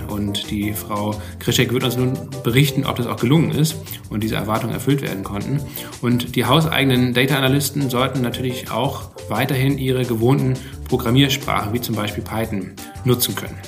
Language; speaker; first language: German; native; German